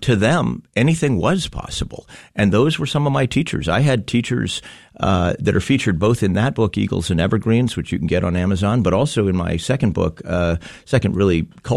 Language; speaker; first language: English; native; English